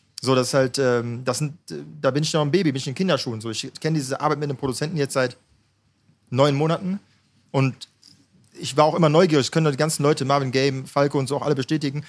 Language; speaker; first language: German; native; German